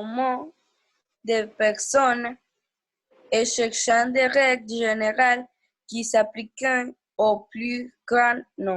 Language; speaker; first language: French; non-native, learner; Spanish